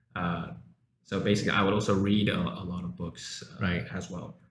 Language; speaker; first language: English; early bilingual, other home language; Chinese